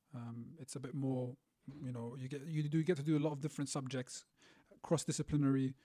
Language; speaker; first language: English; native; English